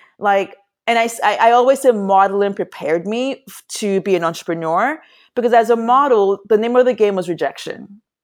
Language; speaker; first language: English; non-native, local second language; Yoruba